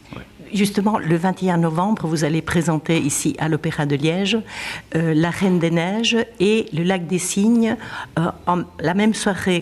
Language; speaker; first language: French; native; French